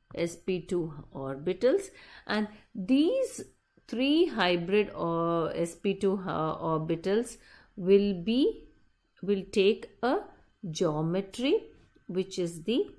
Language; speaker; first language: English; non-native, local second language; Malayalam